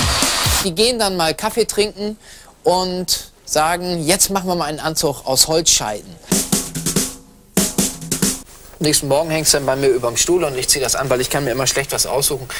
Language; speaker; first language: German; native; German